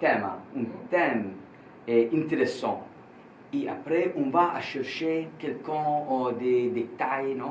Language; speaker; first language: French; non-native, learner; Italian